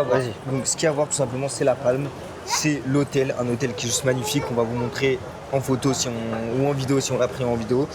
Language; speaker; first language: French; native; French